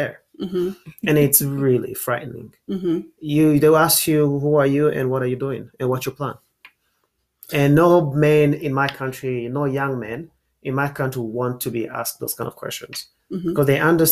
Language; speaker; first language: English; non-native, local second language; Kinyarwanda